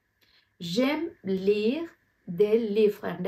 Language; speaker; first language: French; non-native, fluent; Tamil